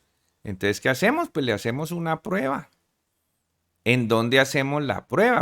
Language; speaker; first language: Spanish; native; Spanish